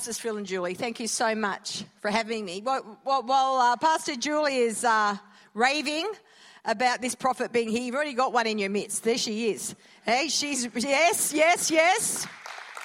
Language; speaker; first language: English; native; English